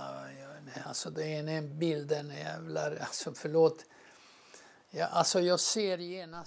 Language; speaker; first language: Swedish; non-native, fluent; Croatian